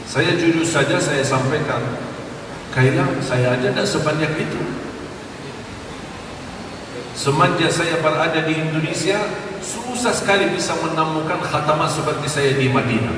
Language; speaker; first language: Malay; non-native, fluent; Arabic